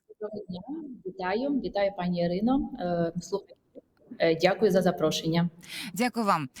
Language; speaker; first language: Ukrainian; non-native, fluent; Georgian